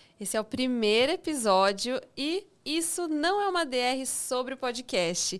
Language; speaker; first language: Portuguese; native; Portuguese